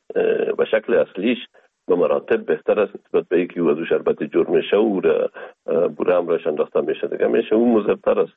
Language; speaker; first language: Persian; native; Persian